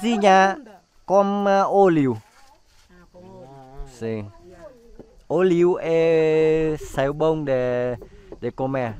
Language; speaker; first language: Portuguese; non-native, learner; Vietnamese